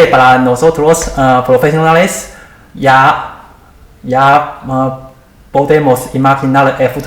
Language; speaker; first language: Spanish; non-native, learner; Chinese